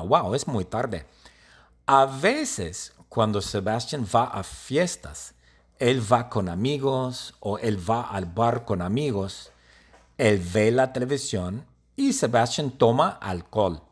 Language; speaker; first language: Spanish; non-native, learner; English